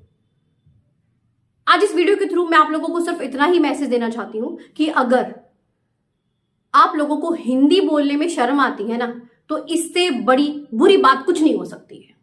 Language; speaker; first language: Hindi; native; Hindi